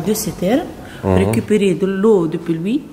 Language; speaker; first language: French; non-native, local second language; Arabic